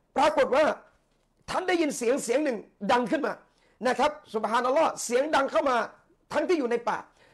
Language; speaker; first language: Thai; non-native, local second language; Malay